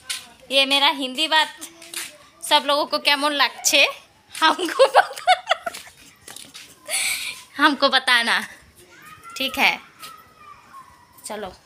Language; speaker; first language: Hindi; non-native, local second language; Bangla